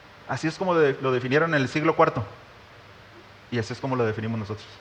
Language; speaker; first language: Spanish; native; Spanish